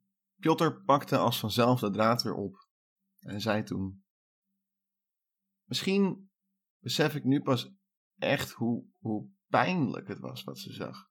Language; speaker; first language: Dutch; native; Dutch